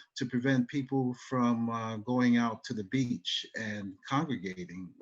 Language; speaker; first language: English; native; English